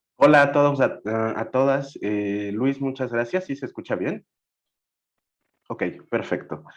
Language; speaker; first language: Spanish; native; Spanish